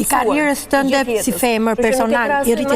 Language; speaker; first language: Albanian; native; Albanian